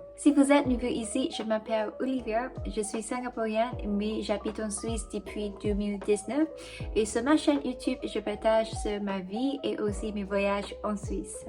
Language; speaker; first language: French; non-native, fluent; English